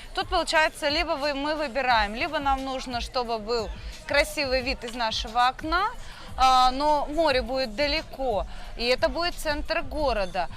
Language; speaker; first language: Russian; native; Russian